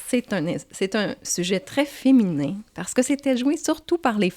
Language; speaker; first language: French; native; French